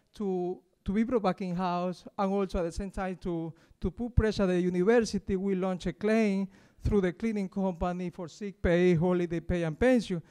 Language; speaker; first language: English; non-native, fluent; Spanish